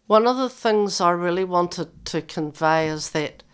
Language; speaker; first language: English; native; English